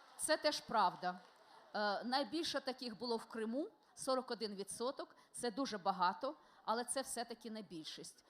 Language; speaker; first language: Ukrainian; non-native, local second language; Russian